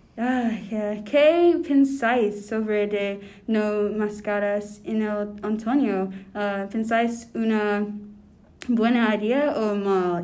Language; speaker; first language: Spanish; non-native, learner; English